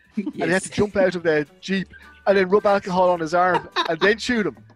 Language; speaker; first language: English; native; English